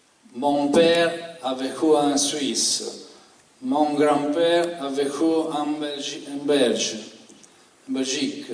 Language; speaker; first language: French; non-native, learner; Italian